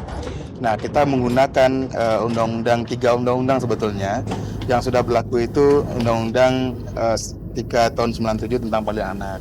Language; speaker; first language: Indonesian; native; Indonesian